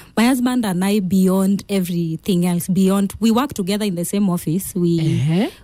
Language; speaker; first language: English; non-native, local second language; Kamba